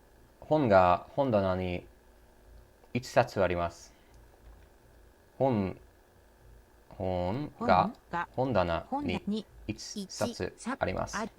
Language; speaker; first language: Japanese; non-native, learner; English